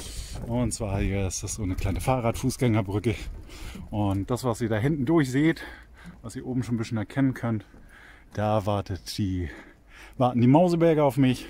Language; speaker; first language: German; native; German